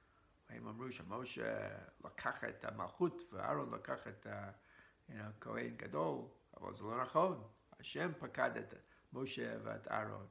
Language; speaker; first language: Hebrew; non-native, fluent; English